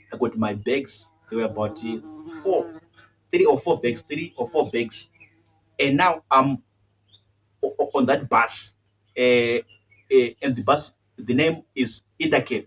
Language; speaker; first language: English; non-native, local second language; Shona